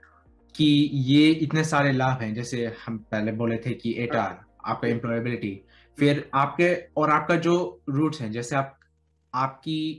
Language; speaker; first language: Hindi; early bilingual, heritage; Hindi